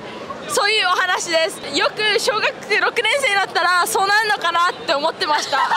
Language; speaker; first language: Japanese; native; Japanese